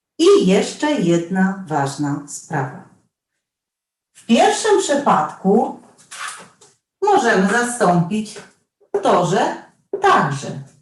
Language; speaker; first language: Polish; non-native, fluent; Russian